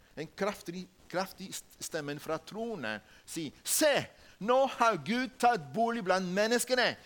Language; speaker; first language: Norwegian; non-native, learner; Spanish